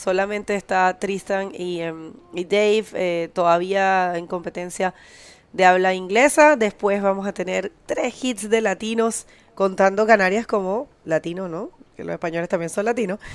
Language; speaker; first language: Spanish; native; Spanish